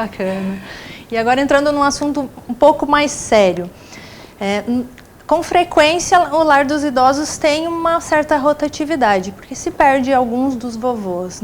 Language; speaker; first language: Portuguese; native; Portuguese